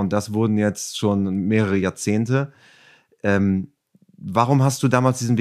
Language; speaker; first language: German; native; German